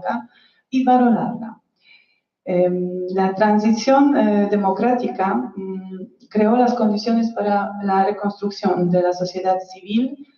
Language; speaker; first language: Spanish; non-native, fluent; Polish